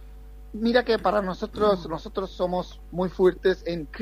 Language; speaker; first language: Spanish; non-native, fluent; Bangla